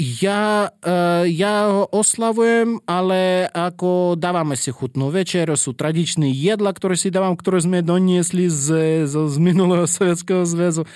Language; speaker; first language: Slovak; non-native, fluent; Russian